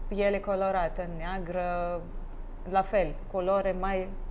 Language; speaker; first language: Romanian; non-native, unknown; Russian